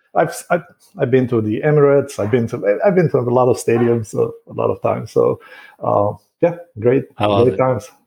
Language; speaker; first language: English; non-native, fluent; Romanian